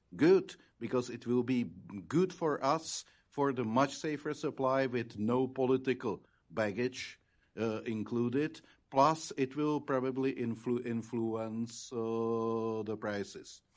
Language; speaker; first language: English; non-native, fluent; Czech